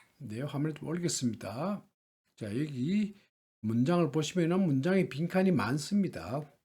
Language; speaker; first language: Korean; native; Korean